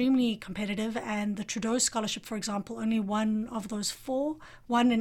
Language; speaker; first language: English; native; English